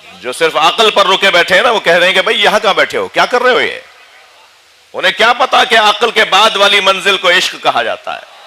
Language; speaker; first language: Urdu; native; Urdu